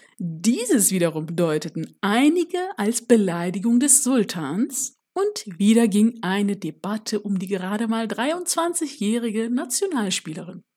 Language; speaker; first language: German; early bilingual, other home language; Turkish